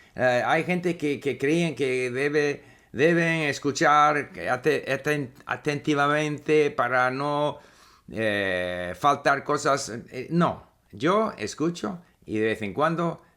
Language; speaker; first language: Spanish; non-native, fluent; English